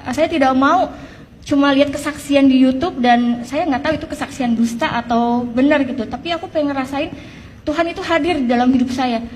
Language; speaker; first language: Indonesian; native; Indonesian